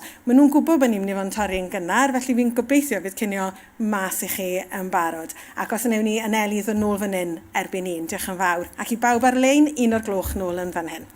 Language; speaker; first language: Welsh; native; Welsh